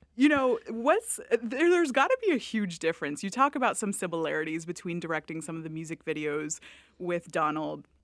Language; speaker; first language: English; native; English